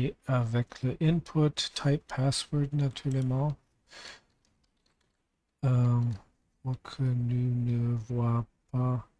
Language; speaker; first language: French; non-native, learner; English